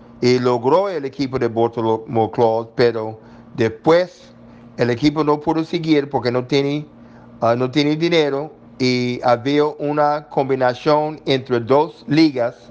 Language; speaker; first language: Spanish; non-native, learner; English